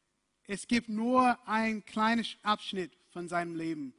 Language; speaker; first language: German; non-native, fluent; English